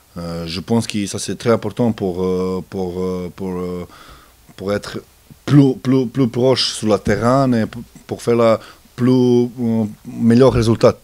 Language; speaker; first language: French; non-native, learner; Serbian